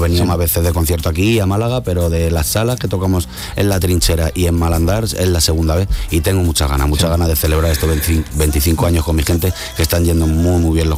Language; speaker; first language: Spanish; native; Spanish